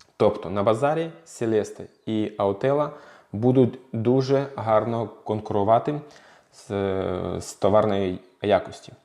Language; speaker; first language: Ukrainian; non-native, local second language; Russian